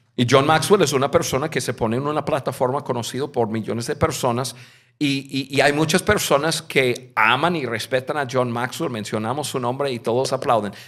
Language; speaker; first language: Spanish; non-native, fluent; English